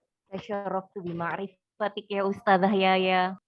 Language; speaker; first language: Arabic; non-native, fluent; Indonesian